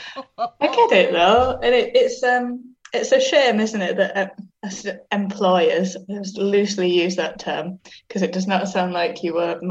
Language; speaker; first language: English; native; English